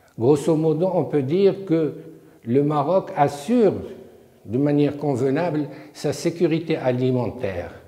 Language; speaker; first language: French; non-native, local second language; Arabic